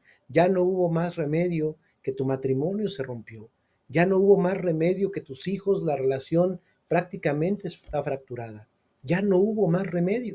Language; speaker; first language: Spanish; native; Spanish